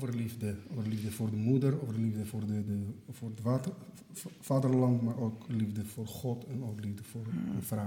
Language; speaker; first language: Dutch; non-native, fluent; Arabic